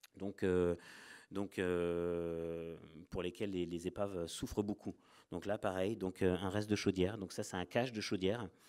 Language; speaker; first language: French; native; French